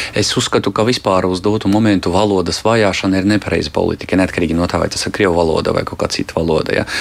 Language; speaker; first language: Latvian; non-native, local second language; Russian